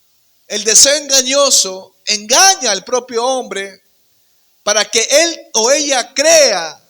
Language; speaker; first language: Spanish; native; Spanish